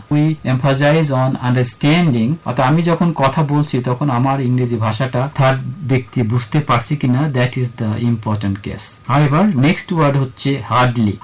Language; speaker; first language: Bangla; native; Bangla